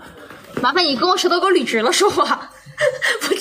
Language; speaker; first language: Chinese; native; Chinese